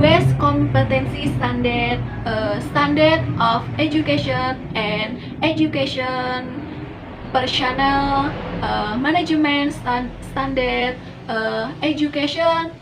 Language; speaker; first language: English; non-native, learner; Indonesian